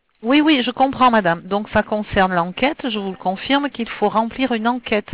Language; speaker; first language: French; native; French